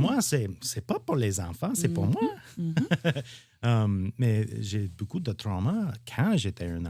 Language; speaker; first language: French; non-native, learner; English